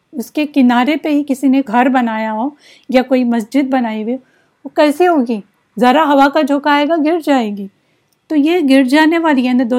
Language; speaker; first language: Urdu; native; Urdu